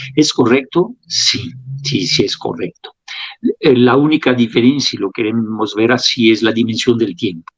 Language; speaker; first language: Spanish; non-native, fluent; French